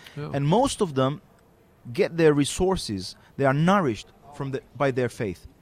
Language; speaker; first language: English; non-native, fluent; Romanian